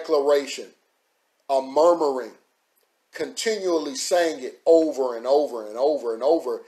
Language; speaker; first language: English; native; English